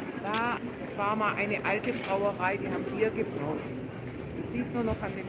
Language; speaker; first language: German; native; German